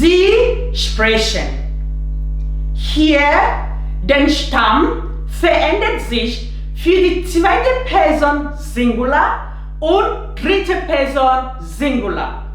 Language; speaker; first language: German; non-native, fluent; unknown